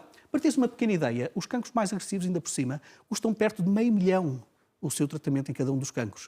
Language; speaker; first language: Portuguese; native; Portuguese